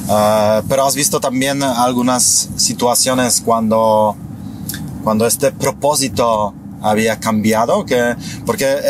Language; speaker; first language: Spanish; non-native, fluent; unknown